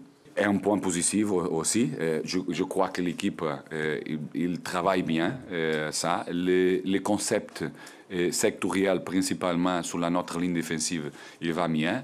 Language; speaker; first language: French; non-native, learner; Portuguese